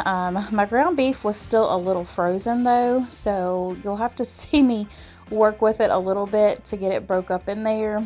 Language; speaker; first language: English; native; English